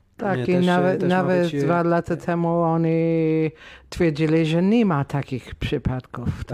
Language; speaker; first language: Polish; non-native, fluent; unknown